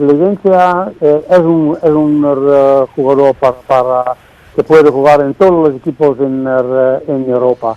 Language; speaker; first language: Spanish; non-native, fluent; Dutch